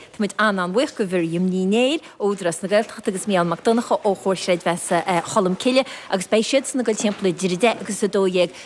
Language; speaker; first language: Irish; native; Irish